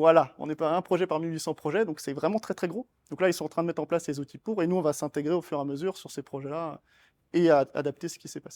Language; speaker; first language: French; native; French